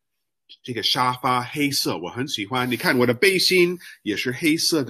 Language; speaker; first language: Chinese; non-native, fluent; English